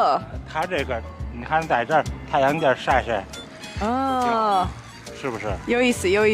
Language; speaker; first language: Chinese; native; Chinese